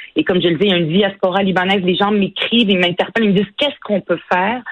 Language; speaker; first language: French; non-native, local second language; Arabic